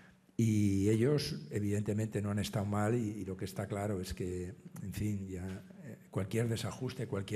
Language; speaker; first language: Spanish; native; Spanish